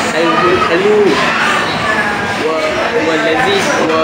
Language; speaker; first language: Arabic; non-native, learner; Malay